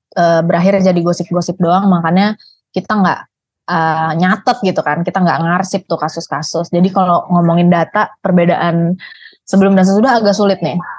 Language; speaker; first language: Indonesian; native; Indonesian